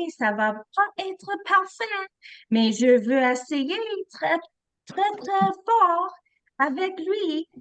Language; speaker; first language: French; non-native, local second language; English